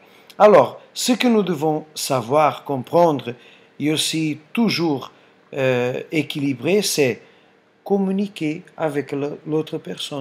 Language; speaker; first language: French; non-native, fluent; Portuguese